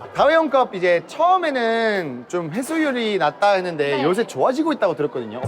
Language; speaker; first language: Korean; non-native, fluent; French